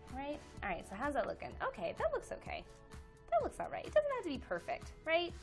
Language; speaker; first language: English; native; English